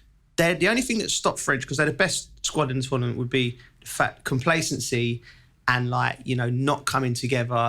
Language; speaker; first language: English; native; English